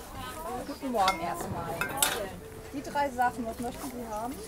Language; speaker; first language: German; native; German